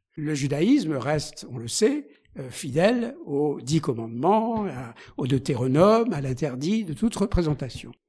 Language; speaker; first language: French; native; French